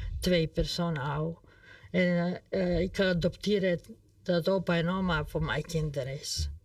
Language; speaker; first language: Dutch; non-native, learner; Serbian